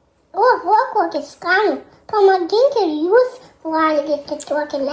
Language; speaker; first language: Lithuanian; early bilingual, heritage; Lithuanian